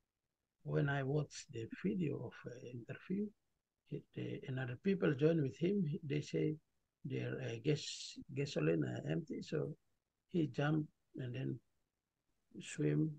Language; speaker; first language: English; non-native, learner; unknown